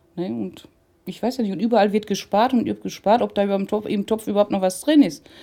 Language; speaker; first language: German; native; German